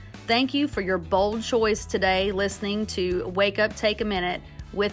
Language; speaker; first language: English; native; English